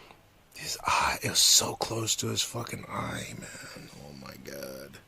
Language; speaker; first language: English; native; English